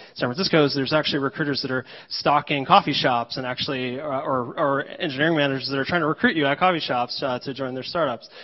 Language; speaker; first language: English; native; English